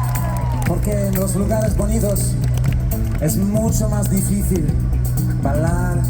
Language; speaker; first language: Spanish; non-native, learner; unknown